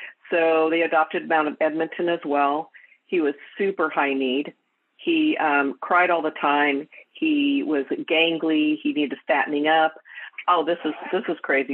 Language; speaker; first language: English; native; English